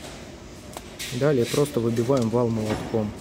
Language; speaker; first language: Russian; native; Russian